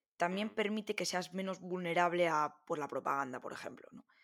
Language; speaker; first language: Spanish; native; Spanish